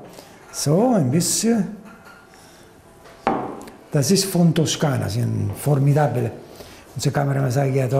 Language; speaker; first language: German; non-native, learner; Italian